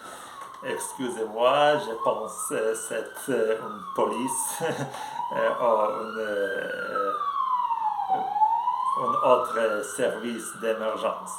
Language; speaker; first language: French; non-native, learner; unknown